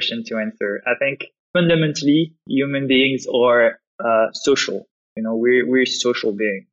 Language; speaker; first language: English; non-native, fluent; French